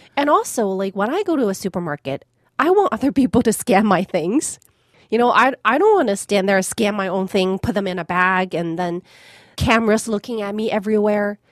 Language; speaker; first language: English; non-native, fluent; Chinese